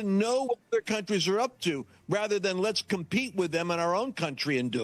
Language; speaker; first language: English; native; English